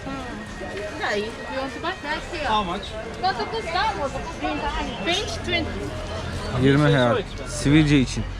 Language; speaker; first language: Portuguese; non-native, learner; Turkish